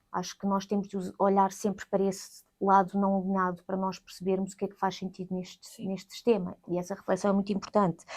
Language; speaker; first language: Portuguese; native; Portuguese